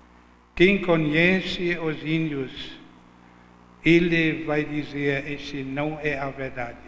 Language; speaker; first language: Portuguese; non-native, fluent; German